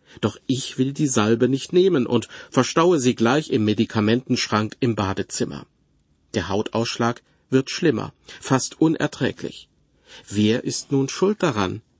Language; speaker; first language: German; native; German